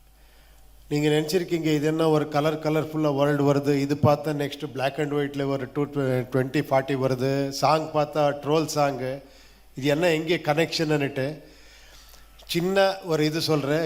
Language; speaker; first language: Tamil; non-native, learner; Kannada